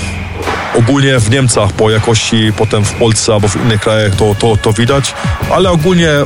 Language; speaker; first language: Polish; early bilingual, heritage; Polish